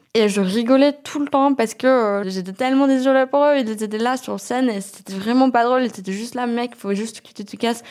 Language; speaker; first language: French; non-native, fluent; Norwegian